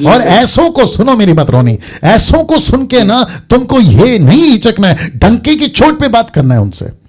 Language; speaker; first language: Hindi; native; Hindi